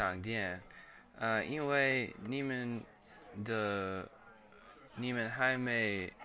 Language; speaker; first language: Chinese; non-native, learner; English